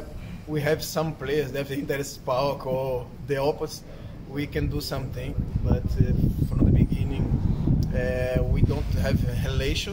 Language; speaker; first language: English; non-native, fluent; Portuguese